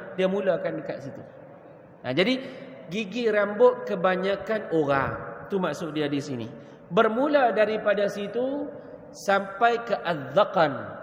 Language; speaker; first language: Malay; native; Malay